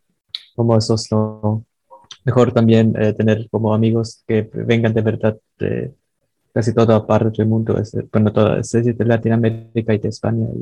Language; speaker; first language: Spanish; early bilingual, heritage; Spanish